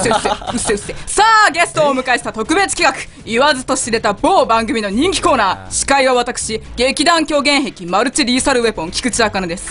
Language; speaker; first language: Japanese; native; Japanese